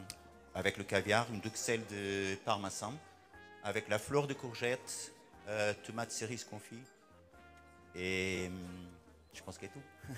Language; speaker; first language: French; non-native, learner; Portuguese